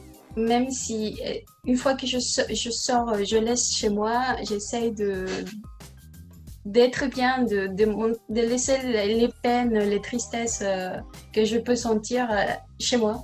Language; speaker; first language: French; non-native, learner; Spanish